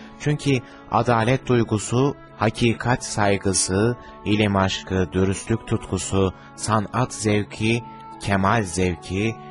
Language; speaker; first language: Turkish; native; Turkish